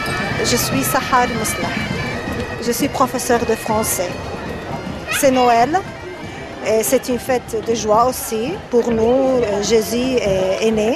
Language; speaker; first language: French; non-native, fluent; Arabic